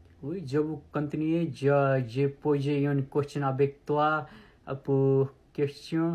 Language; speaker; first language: French; non-native, learner; Nepali